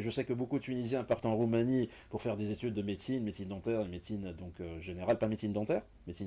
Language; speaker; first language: French; native; French